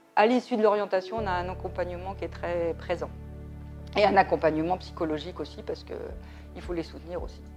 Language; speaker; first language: French; native; French